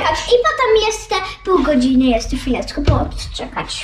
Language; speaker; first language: Polish; early bilingual, heritage; Polish